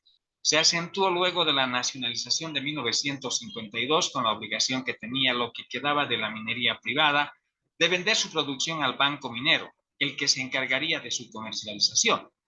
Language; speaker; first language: Spanish; native; Spanish